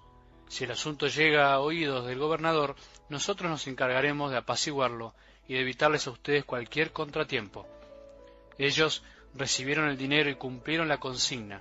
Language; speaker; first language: Spanish; native; Spanish